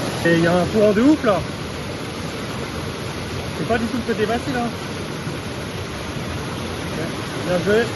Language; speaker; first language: French; native; French